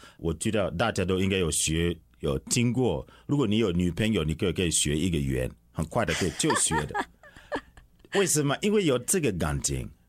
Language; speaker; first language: Chinese; non-native, fluent; English